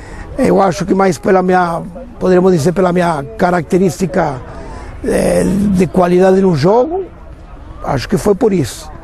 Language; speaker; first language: Portuguese; non-native, fluent; Spanish